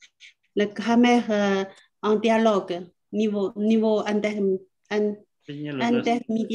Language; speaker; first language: French; non-native, learner; Chinese